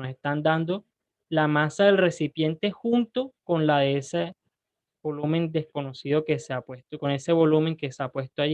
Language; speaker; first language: Spanish; native; Spanish